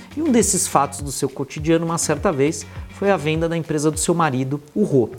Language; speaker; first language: Portuguese; native; Portuguese